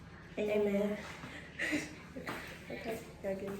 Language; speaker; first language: English; native; English